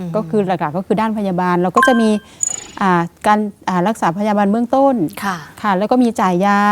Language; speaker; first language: Thai; native; Thai